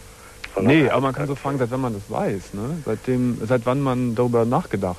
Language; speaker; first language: German; native; German